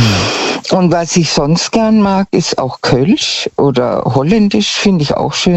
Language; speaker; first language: German; native; German